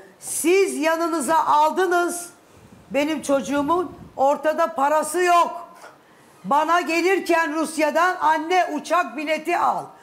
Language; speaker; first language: Turkish; native; Turkish